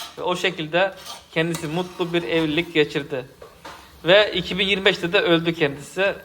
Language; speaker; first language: Turkish; native; Turkish